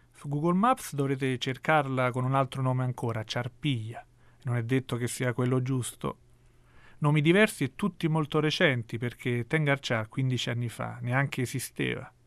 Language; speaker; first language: Italian; native; Italian